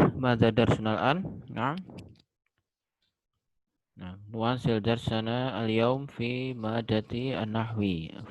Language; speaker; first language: Arabic; non-native, fluent; Indonesian